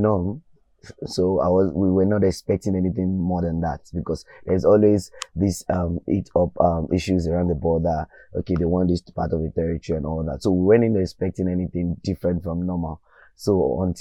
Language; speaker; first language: English; non-native, local second language; Yoruba